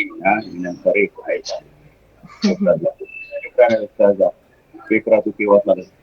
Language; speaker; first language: Arabic; native; Arabic